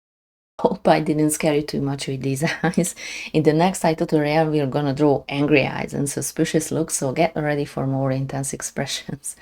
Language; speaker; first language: English; non-native, fluent; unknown